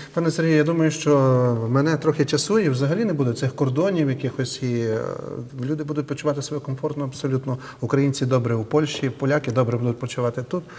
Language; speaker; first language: Ukrainian; native; Ukrainian